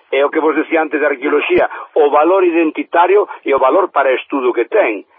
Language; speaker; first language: Galician; native; Galician